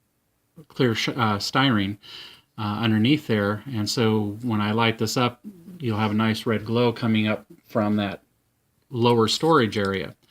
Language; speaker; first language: English; native; English